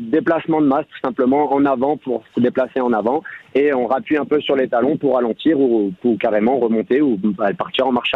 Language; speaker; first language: French; native; French